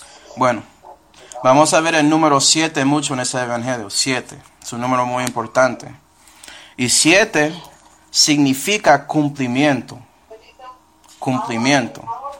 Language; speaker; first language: Spanish; non-native, fluent; English